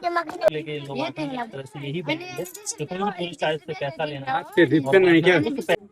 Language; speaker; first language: Hindi; native; Hindi